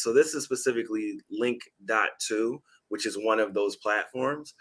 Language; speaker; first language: English; native; English